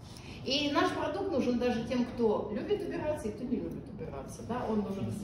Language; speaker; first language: Russian; native; Russian